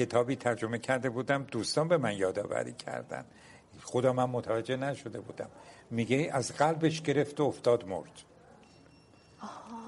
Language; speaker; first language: Persian; non-native, local second language; Turkish